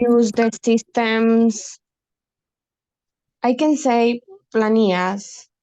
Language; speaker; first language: English; non-native, learner; Spanish